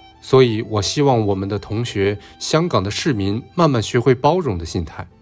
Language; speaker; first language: Chinese; non-native, local second language; Cantonese